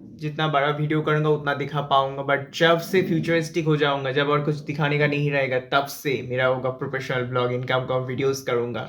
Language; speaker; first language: Hindi; non-native, local second language; Bangla